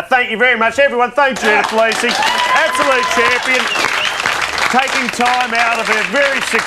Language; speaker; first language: English; native; English